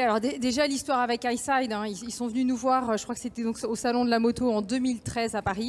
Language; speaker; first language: French; native; French